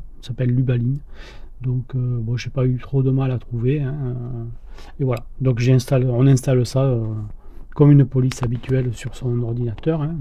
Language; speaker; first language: French; native; French